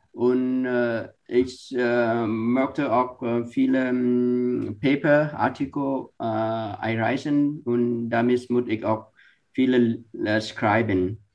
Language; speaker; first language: German; non-native, learner; Vietnamese